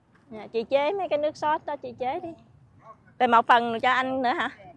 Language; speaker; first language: Vietnamese; native; Vietnamese